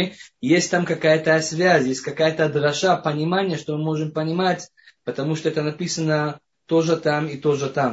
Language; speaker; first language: Russian; non-native, fluent; Hebrew